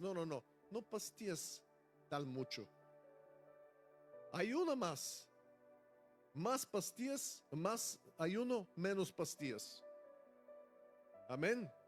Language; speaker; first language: Spanish; non-native, fluent; Bulgarian